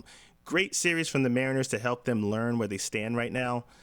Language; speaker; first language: English; native; English